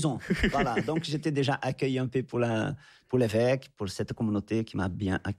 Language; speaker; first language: French; non-native, fluent; Portuguese